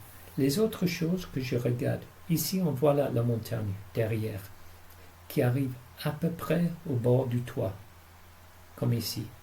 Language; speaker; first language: French; non-native, fluent; English